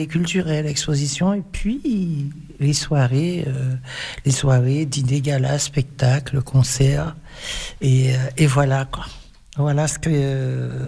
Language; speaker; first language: French; native; French